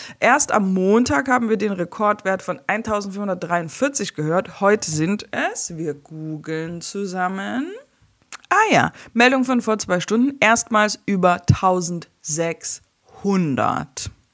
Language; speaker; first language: German; native; German